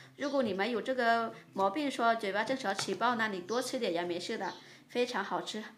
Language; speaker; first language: Chinese; non-native, fluent; Lao